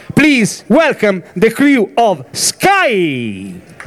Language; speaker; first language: English; non-native, learner; Italian